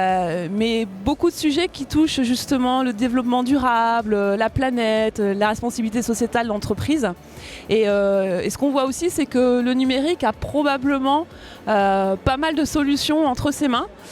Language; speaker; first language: French; native; French